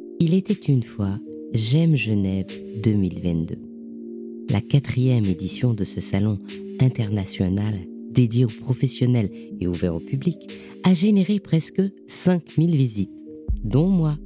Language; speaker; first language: French; native; French